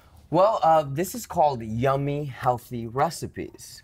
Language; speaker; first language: English; early bilingual, other home language; Spanish